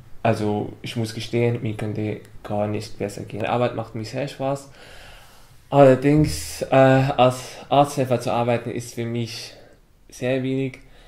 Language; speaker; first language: German; non-native, local second language; Arabic